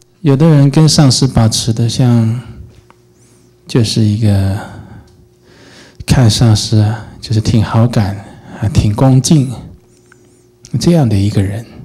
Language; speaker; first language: Chinese; native; Chinese